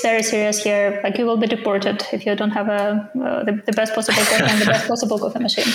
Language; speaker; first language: English; non-native, fluent; Ukrainian